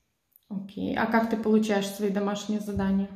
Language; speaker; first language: Russian; native; Russian